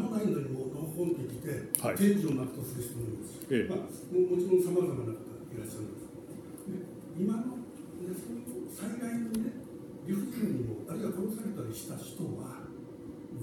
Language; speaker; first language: Japanese; native; Japanese